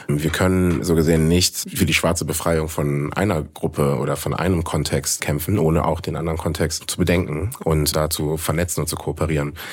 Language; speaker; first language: German; native; German